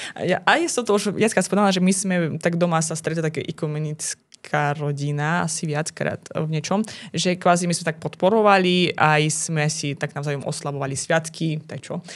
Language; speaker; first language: Slovak; non-native, fluent; Azerbaijani